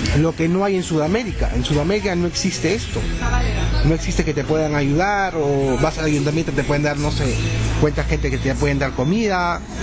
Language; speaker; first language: Spanish; native; Spanish